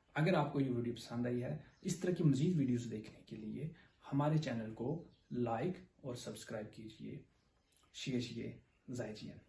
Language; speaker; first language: Urdu; native; Urdu